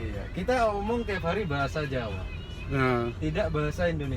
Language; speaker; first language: Indonesian; non-native, local second language; Javanese